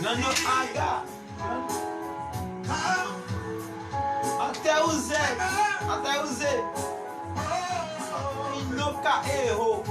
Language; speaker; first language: Portuguese; non-native, learner; Haitian Creole